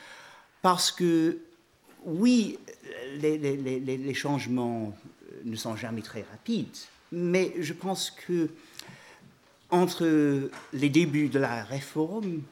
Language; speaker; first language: French; non-native, fluent; English